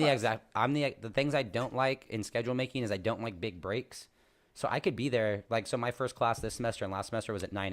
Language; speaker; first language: English; native; English